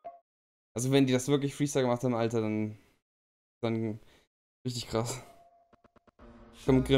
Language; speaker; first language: German; native; German